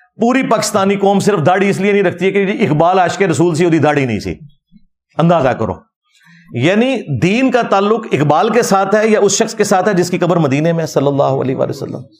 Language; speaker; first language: Urdu; native; Urdu